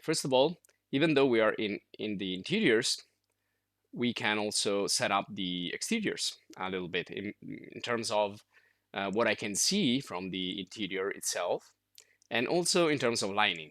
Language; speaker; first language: English; non-native, fluent; Italian